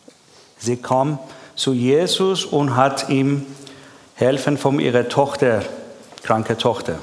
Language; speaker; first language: German; non-native, learner; Persian